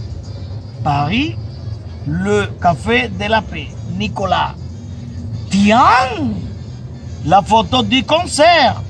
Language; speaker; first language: French; non-native, fluent; Spanish